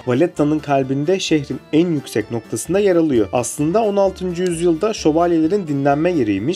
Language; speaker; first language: Turkish; native; Turkish